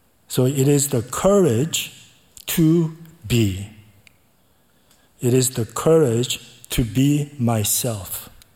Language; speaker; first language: English; non-native, fluent; Korean